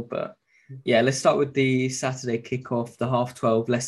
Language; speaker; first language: English; native; English